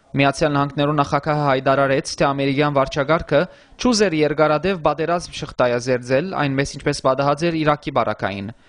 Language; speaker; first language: Armenian; early bilingual, heritage; Armenian